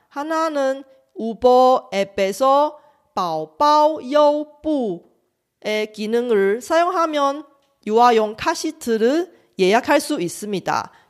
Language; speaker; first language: Korean; non-native, fluent; Chinese